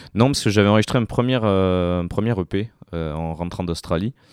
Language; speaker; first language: French; native; French